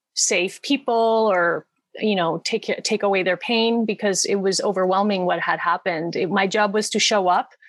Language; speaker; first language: English; non-native, fluent; Spanish